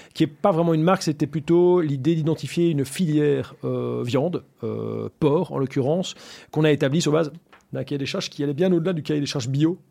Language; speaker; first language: French; native; French